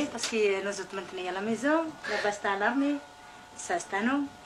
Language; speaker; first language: French; non-native, learner; Kabyle